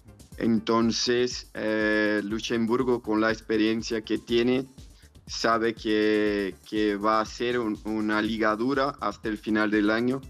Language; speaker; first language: Spanish; non-native, fluent; Portuguese